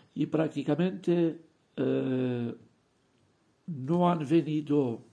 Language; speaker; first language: Spanish; non-native, fluent; Romanian